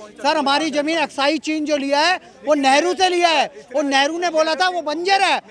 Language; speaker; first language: Hindi; native; Hindi